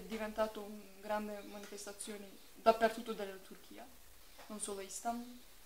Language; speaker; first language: Italian; non-native, fluent; Turkish